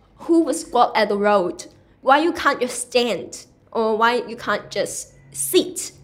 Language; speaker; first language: English; non-native, local second language; Cantonese